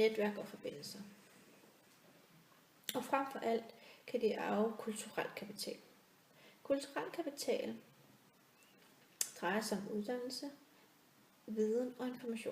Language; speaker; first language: Danish; native; Danish